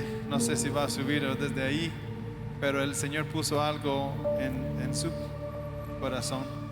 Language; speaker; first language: Spanish; non-native, fluent; English